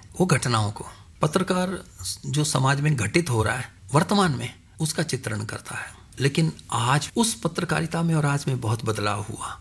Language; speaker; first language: Hindi; non-native, local second language; Punjabi